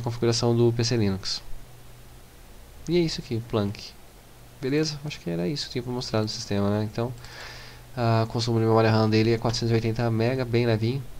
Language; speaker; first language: Portuguese; native; Portuguese